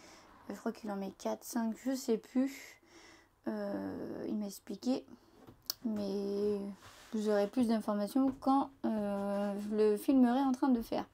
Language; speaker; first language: French; native; French